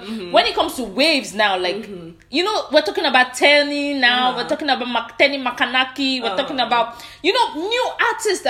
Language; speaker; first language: English; non-native, local second language; Yoruba